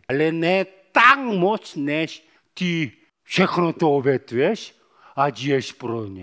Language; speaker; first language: Czech; non-native, fluent; Korean